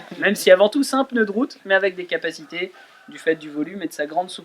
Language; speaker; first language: French; native; French